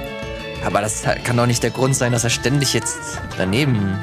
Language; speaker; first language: German; native; German